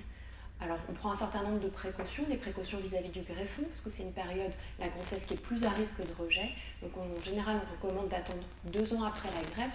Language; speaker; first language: French; native; French